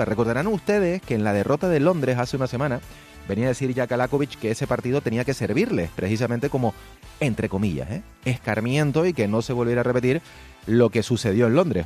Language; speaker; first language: Spanish; native; Spanish